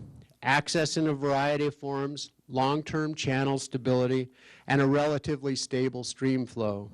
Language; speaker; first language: English; native; English